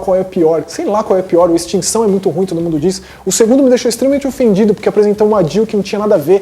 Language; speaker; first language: Portuguese; native; Portuguese